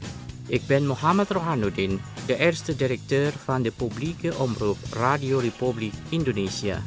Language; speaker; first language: Dutch; non-native, learner; Indonesian